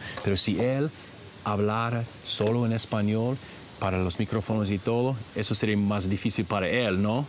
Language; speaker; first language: Spanish; non-native, learner; English